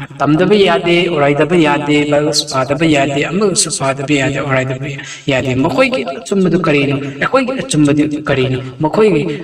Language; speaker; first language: Manipuri; non-native, local second language; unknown